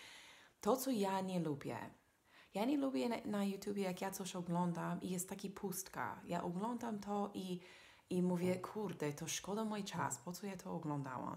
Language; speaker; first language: Polish; non-native, fluent; English